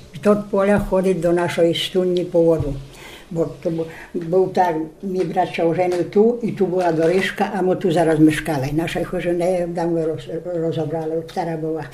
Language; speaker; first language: Polish; non-native, local second language; Rusyn